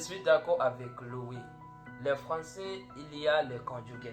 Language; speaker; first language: French; non-native, learner; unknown